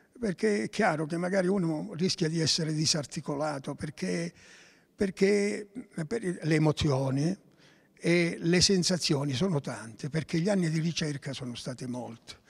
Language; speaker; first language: Italian; native; Italian